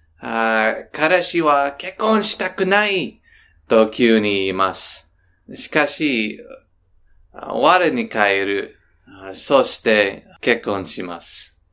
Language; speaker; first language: Japanese; non-native, learner; English